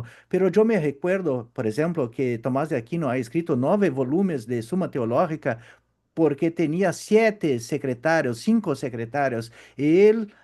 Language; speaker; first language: Spanish; non-native, fluent; Portuguese